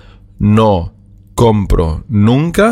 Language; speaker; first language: Spanish; non-native, fluent; German